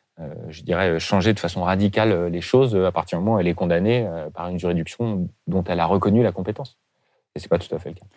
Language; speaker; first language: French; native; French